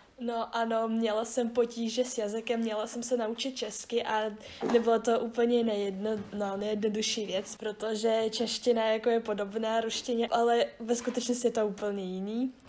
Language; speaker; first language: Czech; early bilingual, other home language; Russian